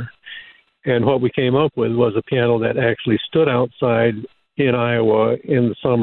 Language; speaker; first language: English; native; English